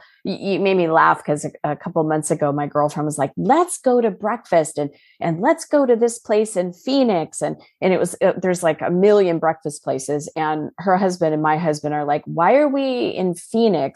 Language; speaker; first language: English; native; English